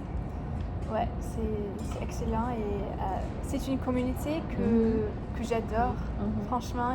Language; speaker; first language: French; non-native, learner; English